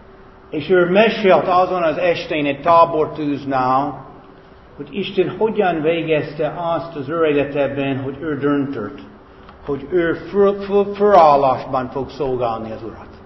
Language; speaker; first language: Hungarian; non-native, fluent; English